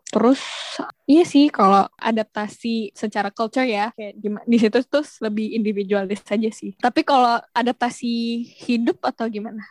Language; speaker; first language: Indonesian; native; Indonesian